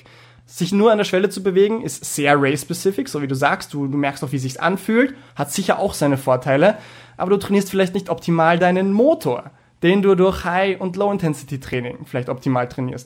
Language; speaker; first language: German; native; German